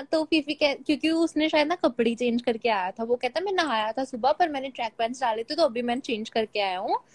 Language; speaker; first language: Hindi; native; Hindi